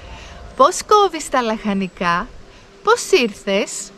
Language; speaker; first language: Greek; native; Greek